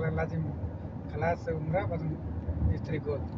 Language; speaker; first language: Arabic; non-native, learner; Filipino